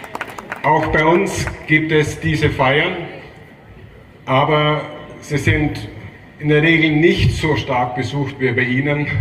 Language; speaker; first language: German; native; German